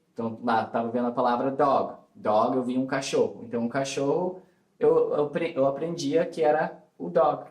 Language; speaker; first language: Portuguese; early bilingual, heritage; Portuguese